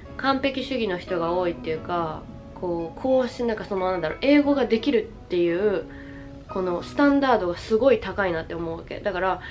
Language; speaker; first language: Japanese; native; Japanese